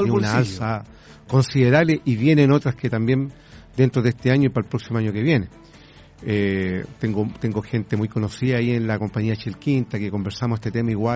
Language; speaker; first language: Spanish; native; Spanish